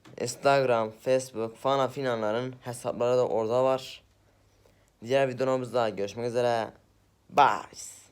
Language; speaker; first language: Turkish; native; Turkish